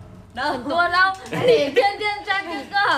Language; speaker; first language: Chinese; non-native, learner; Vietnamese